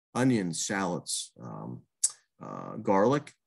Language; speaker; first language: English; native; English